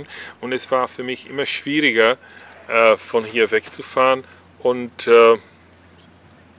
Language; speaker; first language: German; non-native, fluent; Czech